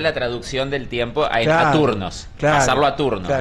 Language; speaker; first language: Spanish; native; Spanish